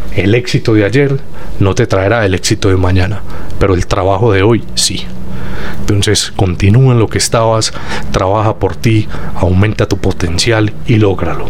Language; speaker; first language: Spanish; native; Spanish